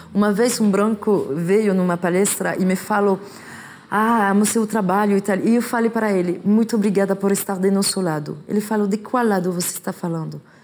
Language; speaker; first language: Portuguese; non-native, fluent; French